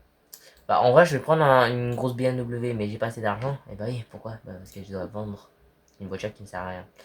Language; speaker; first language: French; native; French